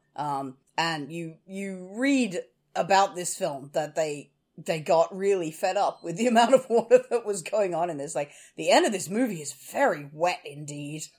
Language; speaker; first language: English; native; English